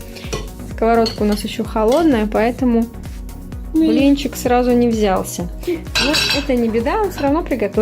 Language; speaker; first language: Russian; native; Russian